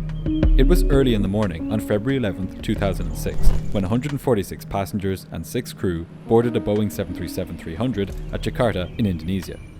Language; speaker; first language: English; native; English